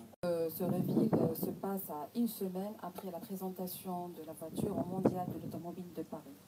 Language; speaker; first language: French; non-native, local second language; Arabic